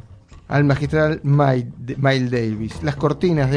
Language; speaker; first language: Spanish; native; Spanish